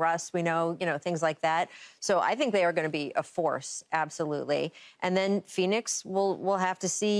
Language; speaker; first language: English; native; English